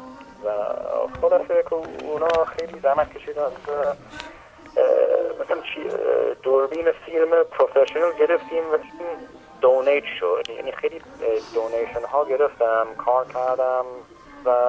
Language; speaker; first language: Persian; early bilingual, heritage; Persian